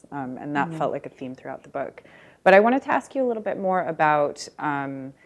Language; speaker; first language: English; early bilingual, other home language; Russian